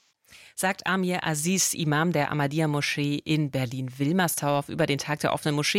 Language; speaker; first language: German; native; German